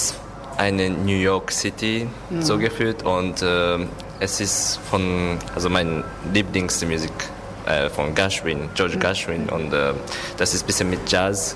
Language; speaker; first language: German; non-native, learner; Japanese